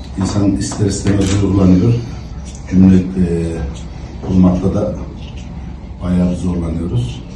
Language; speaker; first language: Turkish; native; Turkish